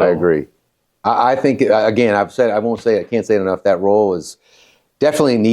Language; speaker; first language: English; native; English